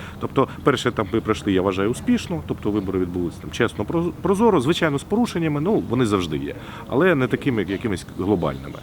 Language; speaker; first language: Ukrainian; native; Ukrainian